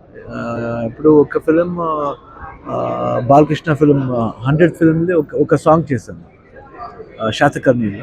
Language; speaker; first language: Telugu; non-native, learner; Kannada